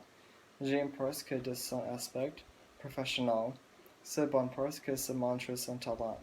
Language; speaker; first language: French; non-native, learner; English